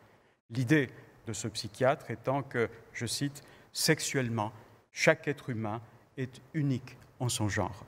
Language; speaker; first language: French; native; French